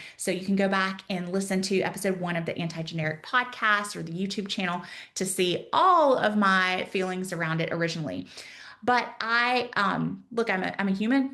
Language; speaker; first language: English; native; English